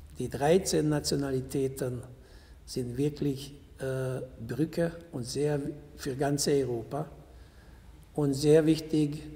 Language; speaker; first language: German; non-native, local second language; Hungarian